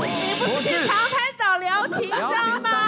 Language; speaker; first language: Chinese; native; Chinese